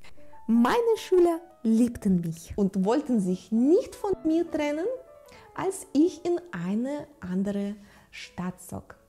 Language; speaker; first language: German; non-native, fluent; Russian